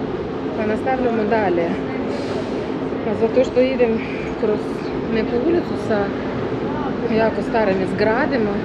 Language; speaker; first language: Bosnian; non-native, fluent; Russian